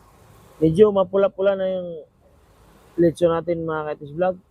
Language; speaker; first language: Filipino; non-native, local second language; Cebuano